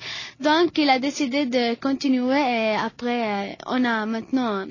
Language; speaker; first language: French; non-native, learner; Arabic